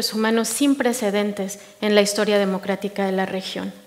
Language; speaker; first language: Spanish; native; Spanish